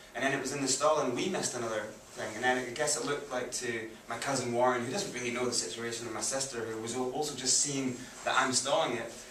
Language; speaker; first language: English; native; English